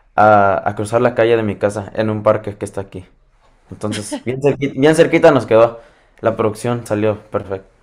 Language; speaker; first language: Spanish; early bilingual, heritage; Spanish